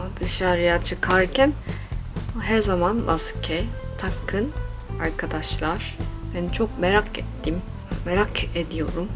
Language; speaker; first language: Turkish; non-native, learner; Korean